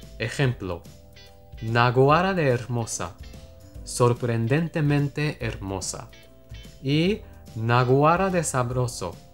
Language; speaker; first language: Spanish; non-native, fluent; Japanese